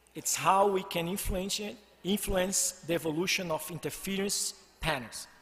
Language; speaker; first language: English; non-native, fluent; Portuguese